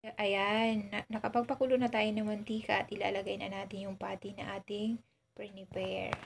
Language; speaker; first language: Filipino; non-native, local second language; Cebuano